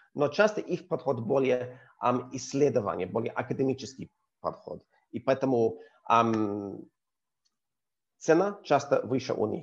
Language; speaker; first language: Russian; non-native, learner; English